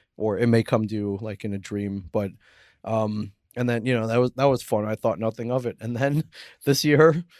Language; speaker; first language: English; native; English